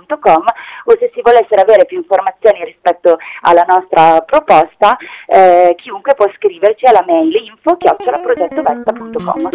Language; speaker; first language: Italian; native; Italian